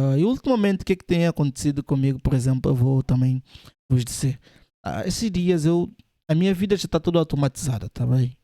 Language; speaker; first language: Portuguese; native; Portuguese